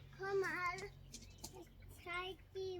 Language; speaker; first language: German; early bilingual, other home language; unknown